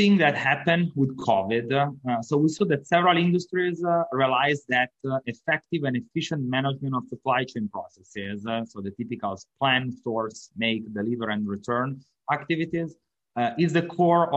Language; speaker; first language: English; non-native, fluent; Italian